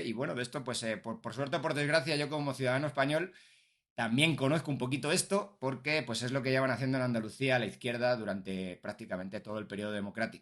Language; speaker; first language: Spanish; native; Spanish